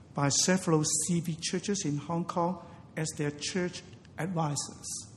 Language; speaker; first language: English; non-native, local second language; Cantonese